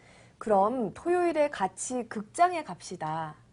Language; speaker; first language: Korean; native; Korean